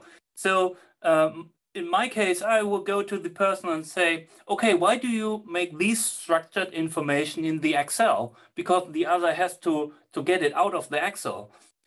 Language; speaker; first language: English; non-native, fluent; German